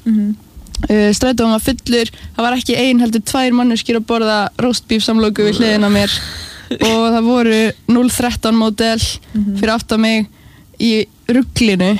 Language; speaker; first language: Icelandic; native; Icelandic